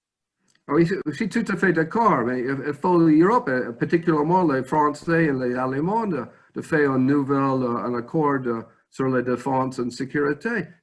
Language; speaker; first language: French; non-native, fluent; English